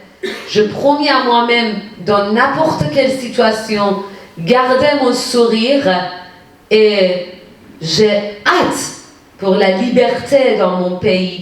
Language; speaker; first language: French; non-native, fluent; Persian